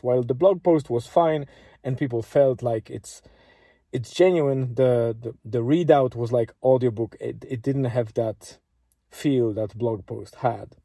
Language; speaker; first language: English; non-native, fluent; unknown